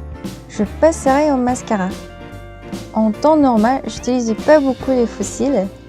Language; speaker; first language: French; non-native, learner; Korean